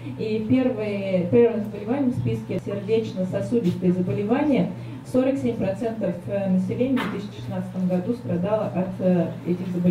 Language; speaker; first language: Russian; native; Russian